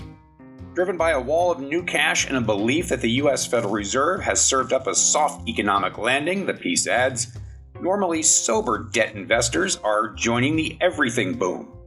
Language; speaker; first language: English; native; English